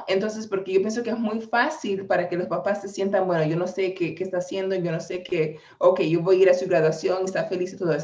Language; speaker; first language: Spanish; early bilingual, heritage; English